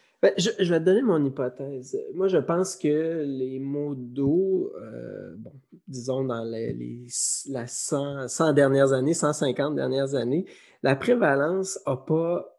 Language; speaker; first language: French; native; French